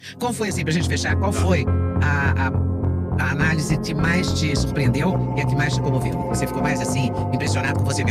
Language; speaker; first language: Portuguese; native; Portuguese